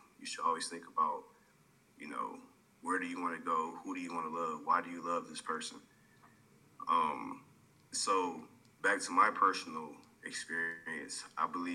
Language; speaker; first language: English; native; English